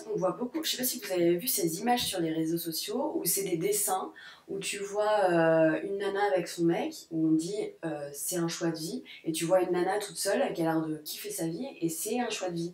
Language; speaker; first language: French; native; French